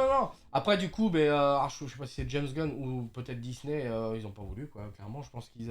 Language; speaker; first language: French; native; French